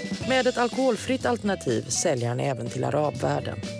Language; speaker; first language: Swedish; native; Swedish